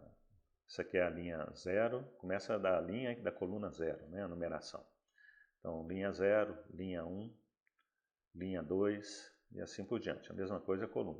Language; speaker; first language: Portuguese; native; Portuguese